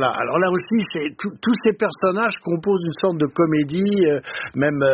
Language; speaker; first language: French; native; French